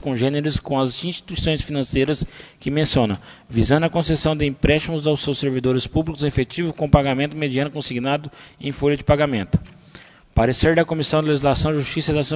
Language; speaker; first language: Portuguese; native; Portuguese